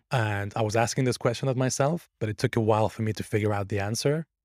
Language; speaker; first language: English; early bilingual, other home language; Persian